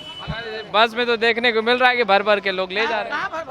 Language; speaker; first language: Hindi; native; Hindi